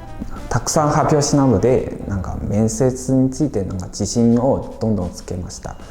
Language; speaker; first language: Japanese; non-native, fluent; Chinese